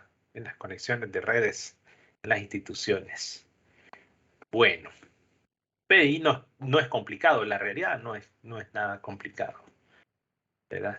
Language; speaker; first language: Spanish; native; Spanish